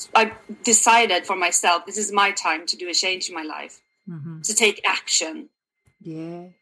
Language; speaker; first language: English; non-native, fluent; Swedish